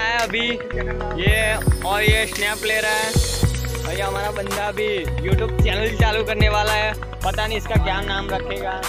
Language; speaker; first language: Hindi; non-native, local second language; Gujarati